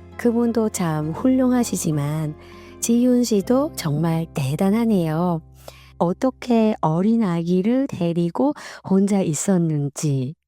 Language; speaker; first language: Korean; non-native, fluent; Vietnamese